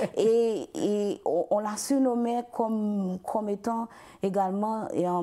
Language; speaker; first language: French; non-native, local second language; Haitian Creole